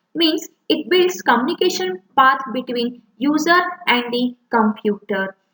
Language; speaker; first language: English; non-native, local second language; Kannada